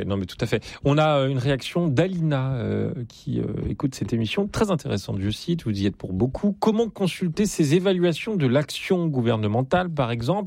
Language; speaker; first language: French; native; French